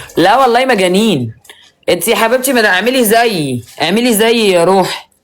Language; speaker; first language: Egyptian Arabic; native; Egyptian Arabic